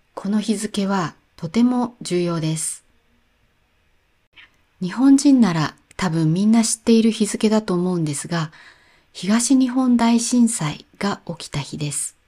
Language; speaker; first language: Japanese; native; Japanese